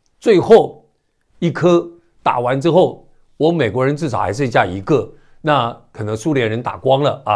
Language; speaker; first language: Chinese; native; Chinese